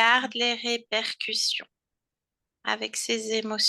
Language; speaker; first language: French; native; French